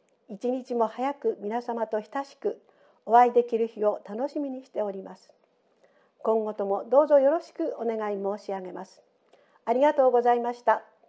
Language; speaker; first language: Japanese; native; Japanese